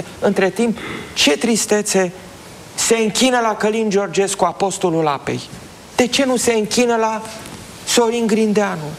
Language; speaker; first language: Romanian; native; Romanian